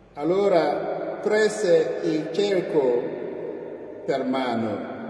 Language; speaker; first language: Italian; non-native, fluent; Igbo